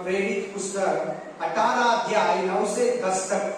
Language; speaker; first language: Hindi; non-native, local second language; Kannada